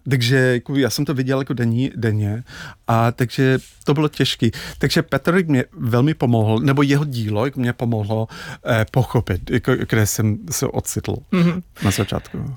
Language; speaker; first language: Czech; non-native, fluent; English